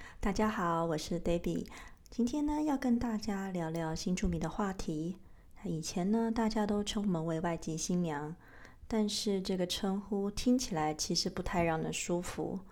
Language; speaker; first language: Chinese; native; Chinese